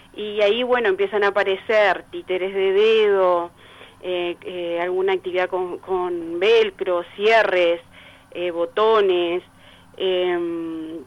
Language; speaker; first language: Spanish; native; Spanish